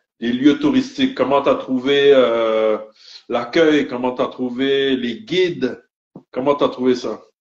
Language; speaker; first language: French; native; French